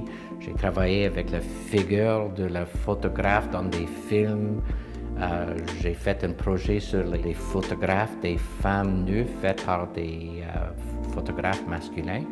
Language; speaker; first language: French; non-native, local second language; English